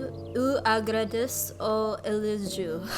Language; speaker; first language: Portuguese; non-native, learner; English